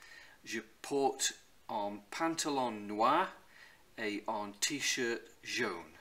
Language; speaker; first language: French; non-native, learner; English